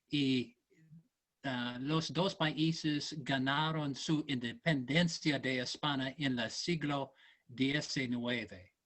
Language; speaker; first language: Spanish; non-native, learner; English